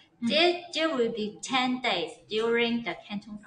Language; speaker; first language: English; non-native, learner; Chinese